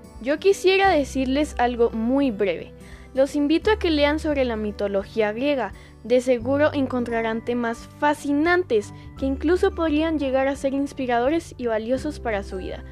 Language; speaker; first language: Spanish; native; Spanish